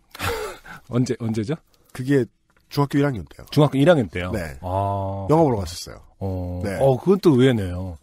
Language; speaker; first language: Korean; native; Korean